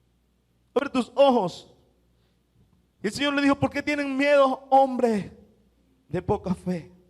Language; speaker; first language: Spanish; native; Spanish